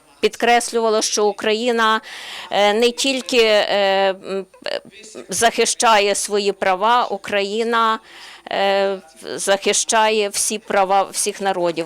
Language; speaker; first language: Ukrainian; non-native, learner; Slovenian